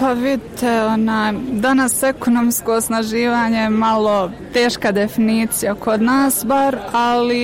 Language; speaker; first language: Croatian; native; Croatian